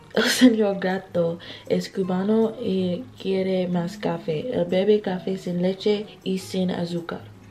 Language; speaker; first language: Spanish; non-native, learner; English